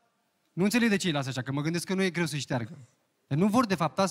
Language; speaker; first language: Romanian; native; Romanian